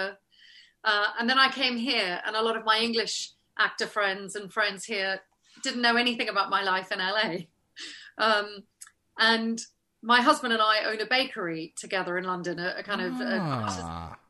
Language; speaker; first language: English; native; English